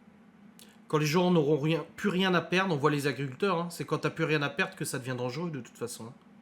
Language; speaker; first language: French; native; French